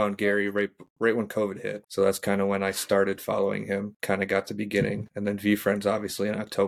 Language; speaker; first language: English; native; English